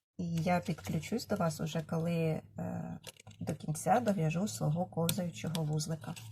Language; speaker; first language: Ukrainian; non-native, local second language; Russian